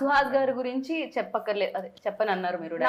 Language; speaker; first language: Telugu; native; Telugu